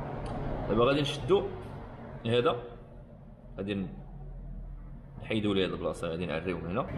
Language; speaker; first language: Arabic; native; Arabic